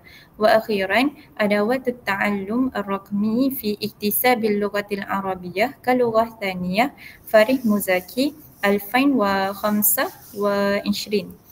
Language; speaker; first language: Arabic; non-native, learner; Malay